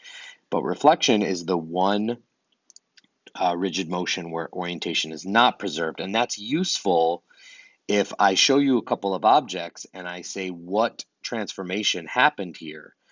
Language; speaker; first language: English; native; English